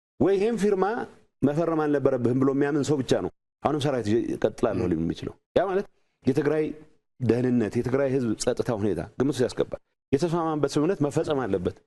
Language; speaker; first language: Amharic; non-native, local second language; Tigrinya